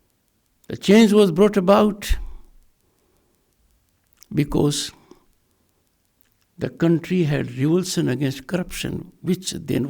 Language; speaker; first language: English; non-native, local second language; Hindi